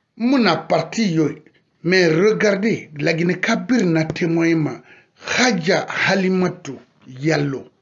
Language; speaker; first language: French; non-native, local second language; Susu